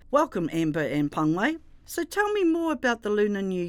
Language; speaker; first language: English; native; English